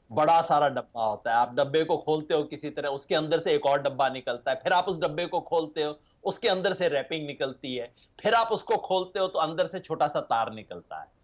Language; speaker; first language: Hindi; native; Hindi